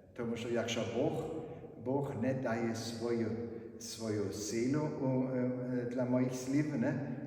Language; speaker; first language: Ukrainian; non-native, fluent; German